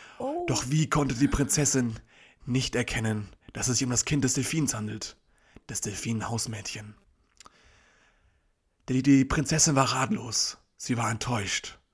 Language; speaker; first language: German; native; German